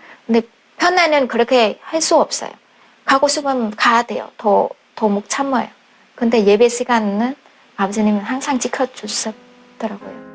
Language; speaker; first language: Korean; non-native, fluent; Vietnamese